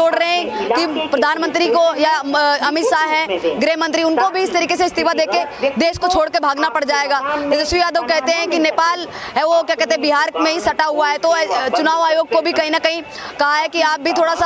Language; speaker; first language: Hindi; native; Hindi